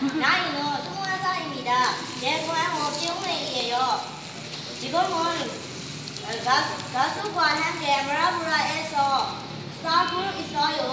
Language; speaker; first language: Korean; non-native, learner; Burmese